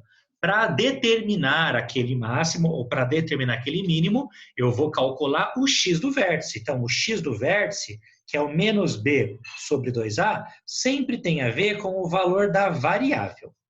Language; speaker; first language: Portuguese; native; Portuguese